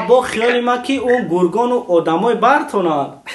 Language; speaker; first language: Persian; native; Persian